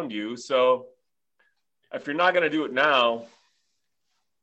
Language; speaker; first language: English; early bilingual, other home language; Armenian